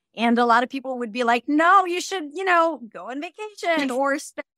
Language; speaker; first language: English; non-native, fluent; Vietnamese